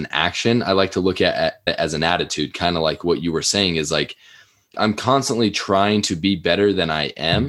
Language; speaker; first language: English; native; English